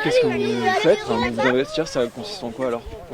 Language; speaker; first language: French; native; French